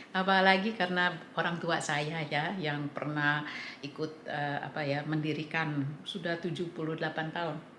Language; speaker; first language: Indonesian; early bilingual, heritage; English